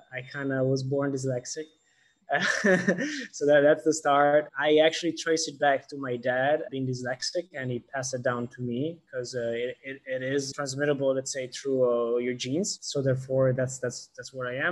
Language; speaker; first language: English; non-native, fluent; Italian